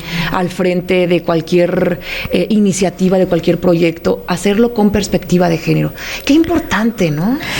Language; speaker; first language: Spanish; native; Spanish